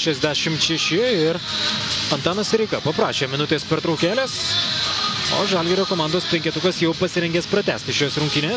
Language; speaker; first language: Lithuanian; native; Lithuanian